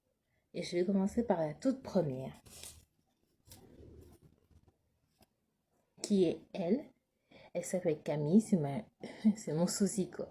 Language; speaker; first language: French; native; French